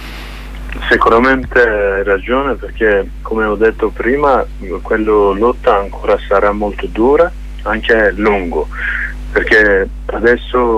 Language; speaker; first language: Italian; non-native, learner; Kurdish